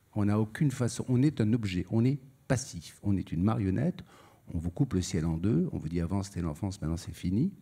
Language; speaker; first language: French; native; French